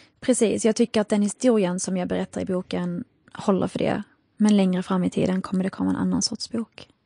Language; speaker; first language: Swedish; early bilingual, other home language; Arabic